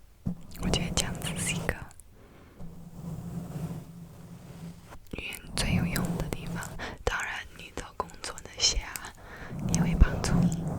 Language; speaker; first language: Chinese; early bilingual, heritage; Chinese